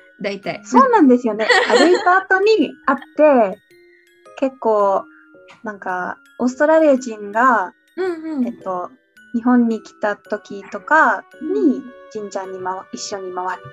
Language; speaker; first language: Japanese; non-native, fluent; English